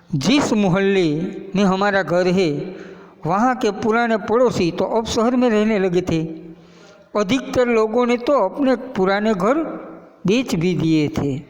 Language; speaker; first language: Hindi; non-native, local second language; Gujarati